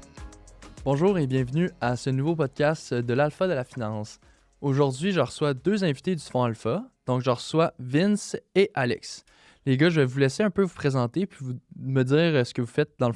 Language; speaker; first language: French; native; French